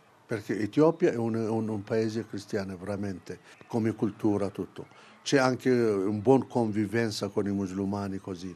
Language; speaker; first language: Italian; non-native, fluent; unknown